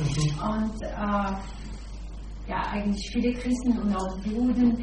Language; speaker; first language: German; non-native, fluent; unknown